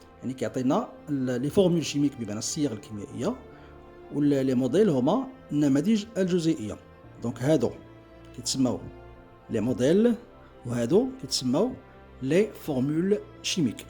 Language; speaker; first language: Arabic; native; Arabic